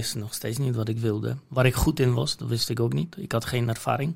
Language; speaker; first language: Dutch; non-native, fluent; Polish